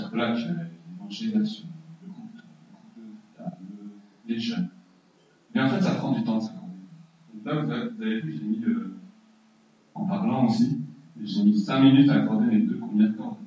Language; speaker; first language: French; native; French